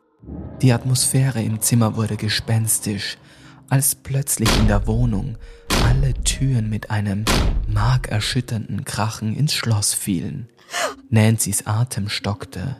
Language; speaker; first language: German; native; German